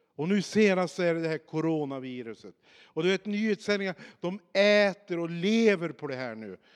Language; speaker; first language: Swedish; native; Swedish